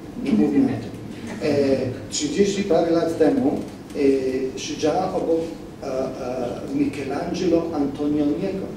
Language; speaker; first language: Polish; non-native, fluent; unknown